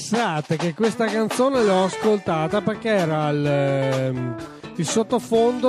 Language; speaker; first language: Italian; native; Italian